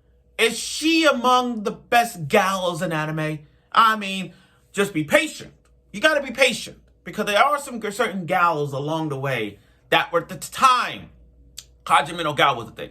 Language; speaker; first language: English; native; English